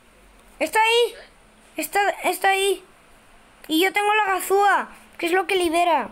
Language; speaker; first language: Spanish; native; Spanish